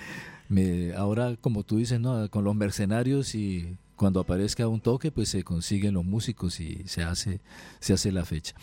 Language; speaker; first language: Spanish; native; Spanish